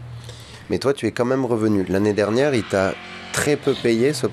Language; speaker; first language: French; native; French